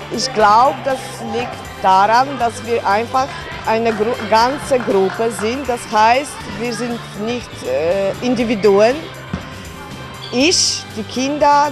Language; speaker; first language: German; non-native, fluent; Polish